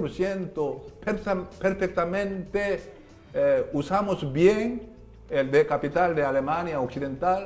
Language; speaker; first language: Spanish; non-native, learner; Korean